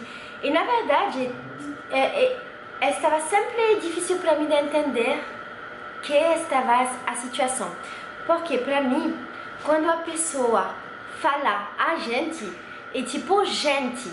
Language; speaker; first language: Portuguese; non-native, fluent; French